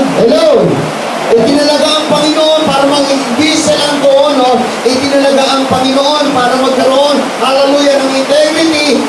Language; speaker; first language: Filipino; non-native, local second language; Cebuano